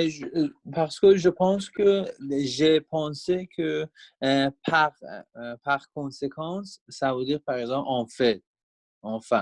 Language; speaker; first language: French; non-native, learner; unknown